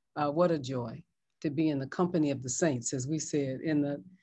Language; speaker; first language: English; native; English